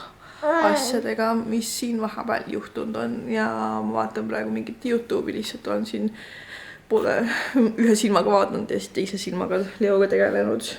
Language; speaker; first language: Estonian; native; Estonian